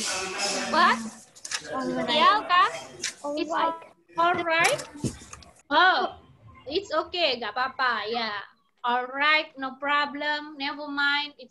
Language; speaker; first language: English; non-native, fluent; Indonesian